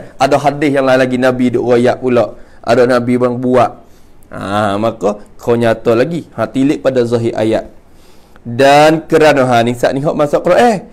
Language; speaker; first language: Malay; native; Malay